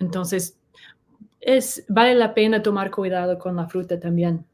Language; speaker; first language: Spanish; non-native, learner; English